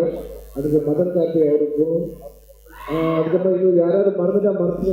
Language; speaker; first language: Tamil; non-native, local second language; Telugu